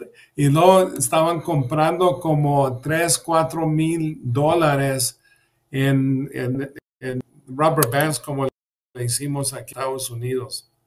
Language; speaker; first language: Spanish; early bilingual, heritage; English